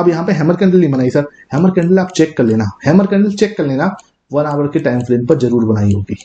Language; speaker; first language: Hindi; native; Hindi